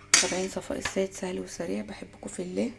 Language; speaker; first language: Arabic; native; Arabic